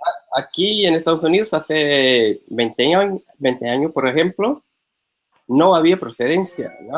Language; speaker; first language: Spanish; non-native, fluent; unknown